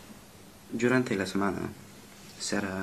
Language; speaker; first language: Spanish; non-native, learner; English